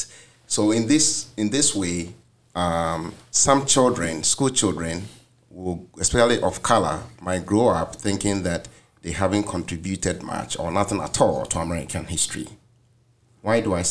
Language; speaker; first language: English; non-native, local second language; Akan